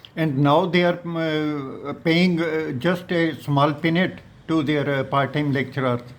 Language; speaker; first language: English; non-native, local second language; Punjabi